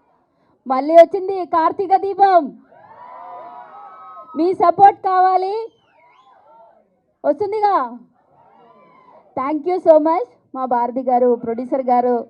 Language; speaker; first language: Telugu; non-native, fluent; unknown